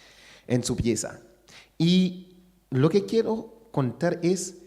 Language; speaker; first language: Spanish; non-native, fluent; Haitian Creole